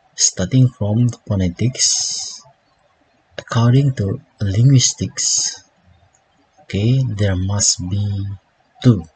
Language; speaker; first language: English; non-native, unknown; Indonesian